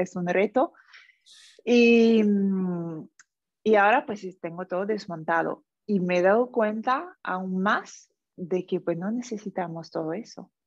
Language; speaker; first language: Spanish; non-native, fluent; French